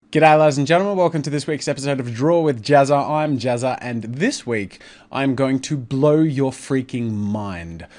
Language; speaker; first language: English; native; English